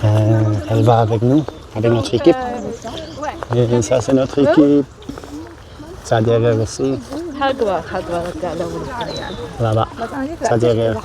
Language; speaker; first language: French; non-native, learner; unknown